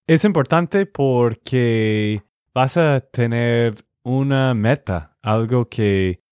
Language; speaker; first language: Spanish; non-native, fluent; English